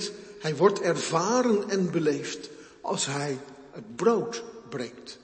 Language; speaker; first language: Dutch; native; Dutch